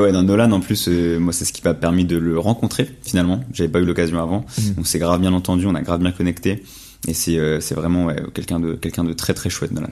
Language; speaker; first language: French; native; French